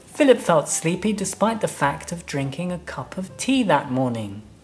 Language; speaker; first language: English; native; English